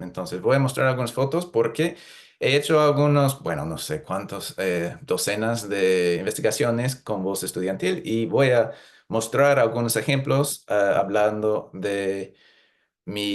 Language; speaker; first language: Spanish; non-native, fluent; English